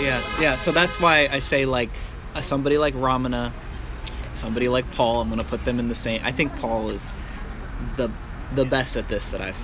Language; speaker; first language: English; native; English